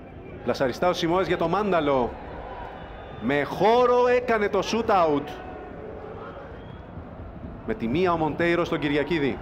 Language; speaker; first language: Greek; native; Greek